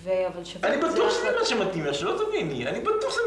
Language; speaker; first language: Hebrew; native; Hebrew